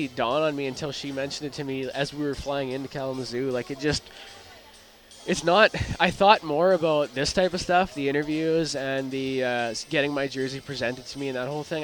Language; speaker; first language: English; native; English